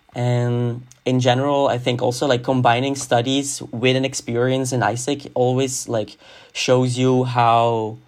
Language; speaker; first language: English; non-native, fluent; Dutch